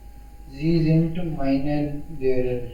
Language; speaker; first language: German; non-native, learner; Hindi